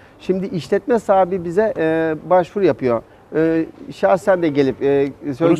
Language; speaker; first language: Turkish; native; Turkish